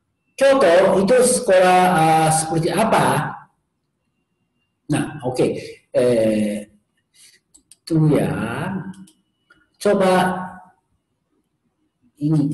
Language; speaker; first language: Indonesian; non-native, learner; Japanese